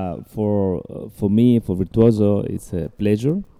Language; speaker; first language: English; non-native, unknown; Italian